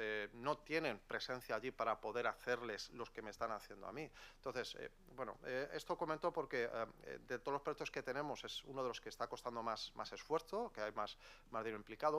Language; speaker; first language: Spanish; native; Spanish